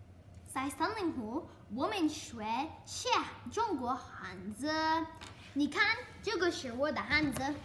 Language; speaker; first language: Chinese; non-native, learner; English